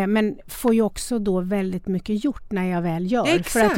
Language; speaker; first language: Swedish; native; Swedish